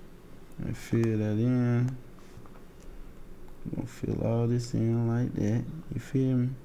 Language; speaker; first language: English; native; English